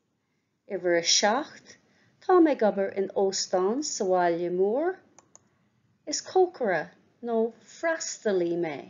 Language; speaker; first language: Irish; non-native, local second language; English